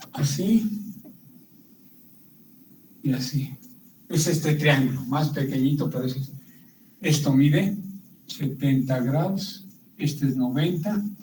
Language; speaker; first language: Spanish; native; Spanish